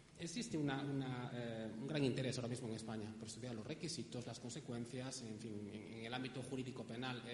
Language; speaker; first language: Spanish; native; Spanish